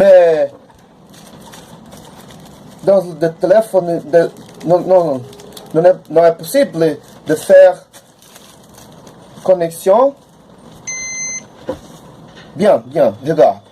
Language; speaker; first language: French; non-native, learner; Portuguese